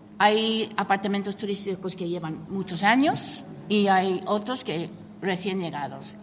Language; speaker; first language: Spanish; non-native, fluent; English